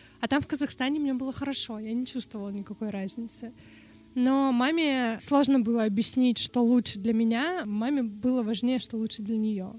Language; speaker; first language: Russian; non-native, local second language; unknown